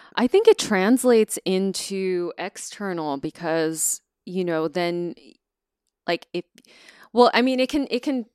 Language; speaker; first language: English; early bilingual, other home language; Chinese